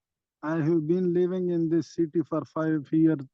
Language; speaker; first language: English; non-native, learner; Urdu